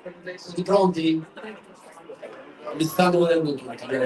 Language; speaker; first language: Italian; native; Italian